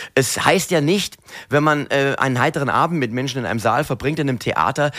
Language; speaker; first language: German; native; German